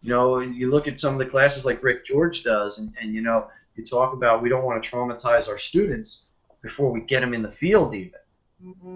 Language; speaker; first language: English; native; English